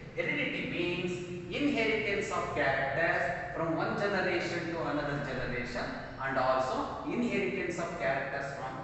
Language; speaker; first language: English; non-native, local second language; Kannada